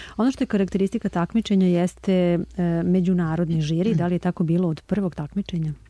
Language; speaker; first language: Serbian; native; Serbian